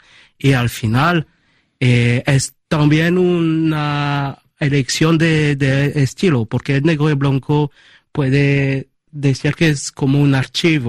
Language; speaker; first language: Spanish; early bilingual, heritage; Spanish